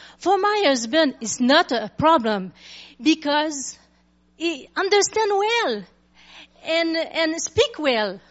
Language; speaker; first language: English; non-native, learner; French